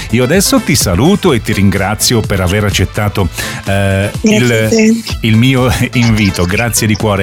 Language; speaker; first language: Italian; native; Italian